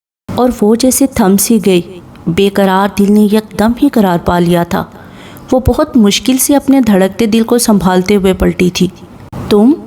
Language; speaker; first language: Urdu; native; Urdu